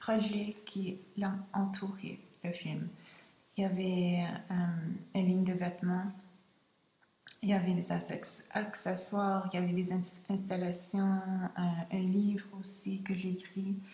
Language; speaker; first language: French; non-native, local second language; English